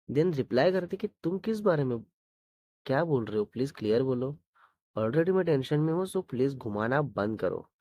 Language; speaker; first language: Hindi; non-native, local second language; Marathi